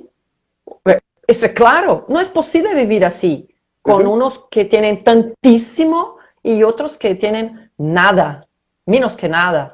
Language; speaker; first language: Spanish; non-native, fluent; Portuguese